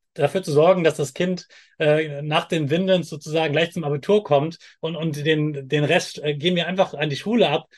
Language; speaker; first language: German; native; German